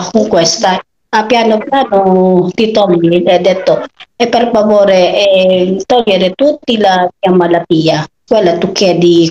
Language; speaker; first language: Italian; non-native, learner; Filipino